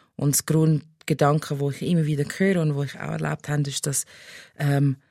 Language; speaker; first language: German; non-native, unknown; English